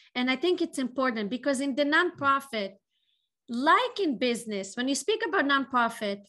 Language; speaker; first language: English; non-native, fluent; Hebrew